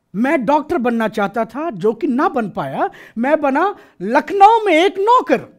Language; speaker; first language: Hindi; native; Hindi